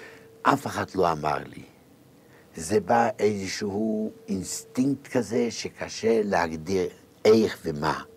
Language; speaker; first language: Hebrew; non-native, fluent; Yiddish